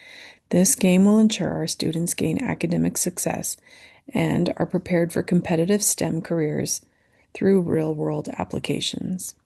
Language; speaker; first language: English; native; English